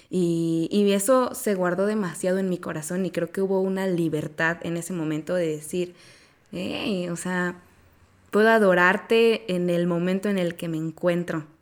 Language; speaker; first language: Spanish; native; Spanish